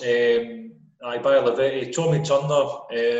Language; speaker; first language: English; native; English